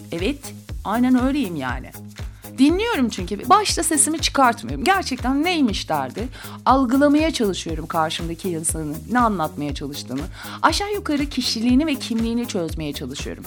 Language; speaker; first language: Turkish; native; Turkish